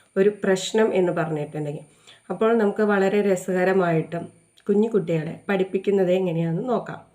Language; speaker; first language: Malayalam; native; Malayalam